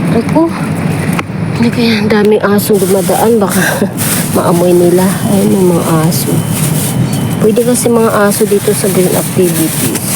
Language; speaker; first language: Filipino; non-native, local second language; Cebuano